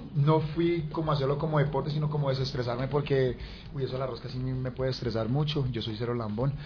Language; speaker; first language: Spanish; native; Spanish